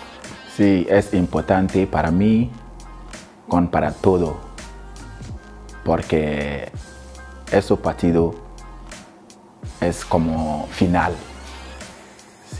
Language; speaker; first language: Spanish; non-native, learner; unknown